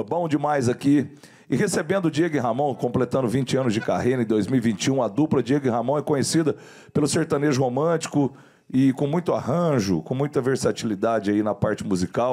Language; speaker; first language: Portuguese; native; Portuguese